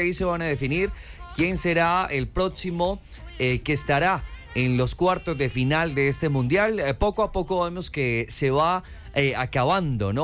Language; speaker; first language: Spanish; native; Spanish